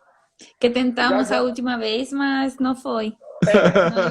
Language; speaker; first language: Portuguese; non-native, fluent; Spanish